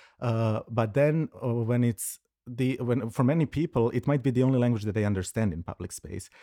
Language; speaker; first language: English; non-native, fluent; Serbian